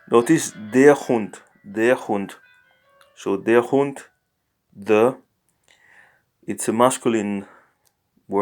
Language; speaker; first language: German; non-native, learner; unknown